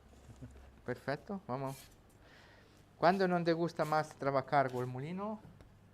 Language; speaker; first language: Spanish; non-native, learner; Italian